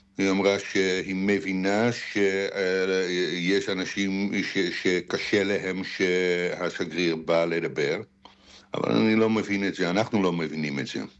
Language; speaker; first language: Hebrew; non-native, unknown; Dutch